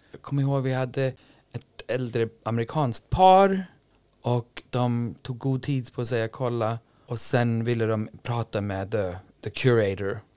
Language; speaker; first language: Swedish; non-native, fluent; English